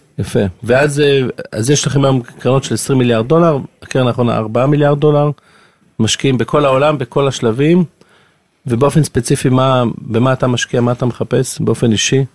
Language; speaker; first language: Hebrew; native; Hebrew